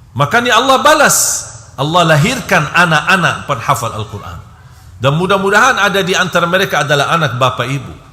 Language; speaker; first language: Indonesian; non-native, fluent; Arabic